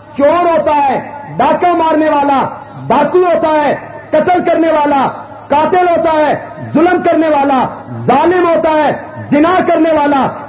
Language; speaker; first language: Urdu; non-native, local second language; Punjabi